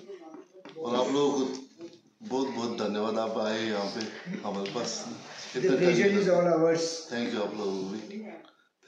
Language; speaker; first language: Hindi; non-native, local second language; Nepali